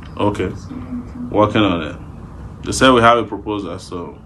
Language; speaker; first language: English; non-native, local second language; Yoruba